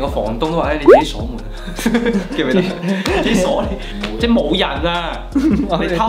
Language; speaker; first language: Chinese; native; Chinese